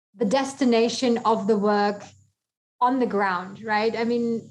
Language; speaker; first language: English; non-native, fluent; German